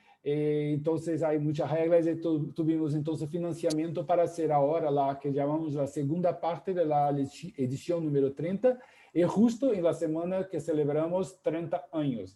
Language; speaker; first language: Spanish; non-native, fluent; Portuguese